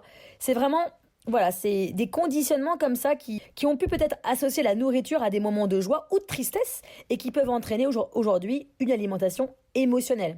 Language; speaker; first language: French; native; French